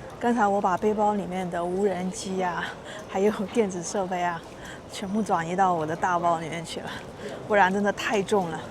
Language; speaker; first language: Chinese; native; Chinese